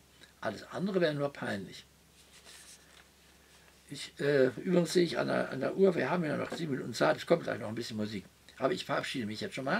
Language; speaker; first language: German; native; German